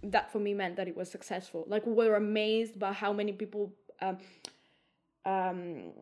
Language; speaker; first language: English; non-native, fluent; Greek